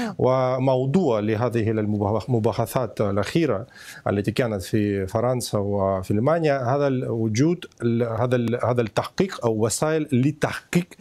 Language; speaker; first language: Arabic; non-native, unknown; Ukrainian